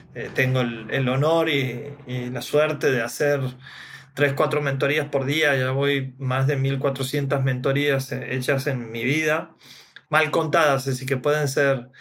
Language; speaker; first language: Spanish; native; Spanish